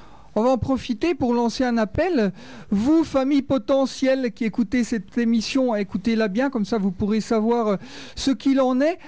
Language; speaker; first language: French; native; French